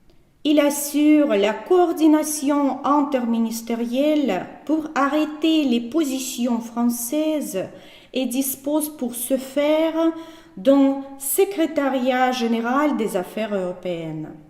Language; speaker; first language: French; non-native, fluent; Russian